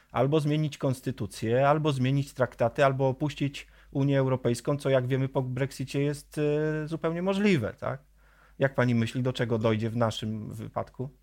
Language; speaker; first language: Polish; native; Polish